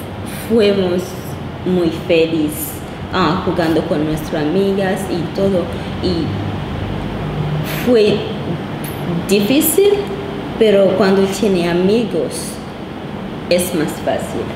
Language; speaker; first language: Spanish; non-native, local second language; Kinyarwanda